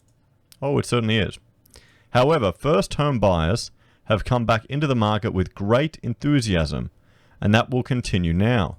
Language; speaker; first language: English; native; English